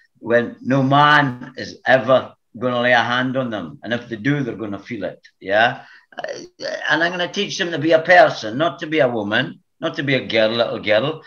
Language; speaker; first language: English; native; English